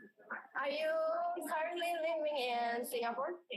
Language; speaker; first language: English; non-native, learner; Indonesian